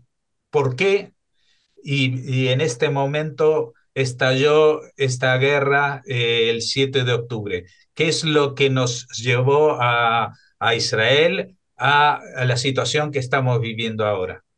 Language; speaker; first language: Spanish; native; Spanish